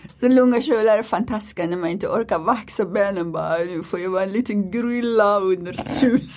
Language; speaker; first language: Swedish; non-native, fluent; Persian